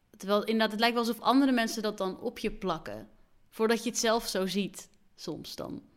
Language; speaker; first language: Dutch; early bilingual, other home language; Arabic